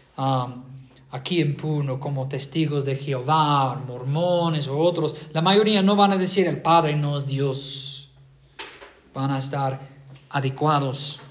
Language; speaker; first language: Spanish; non-native, fluent; English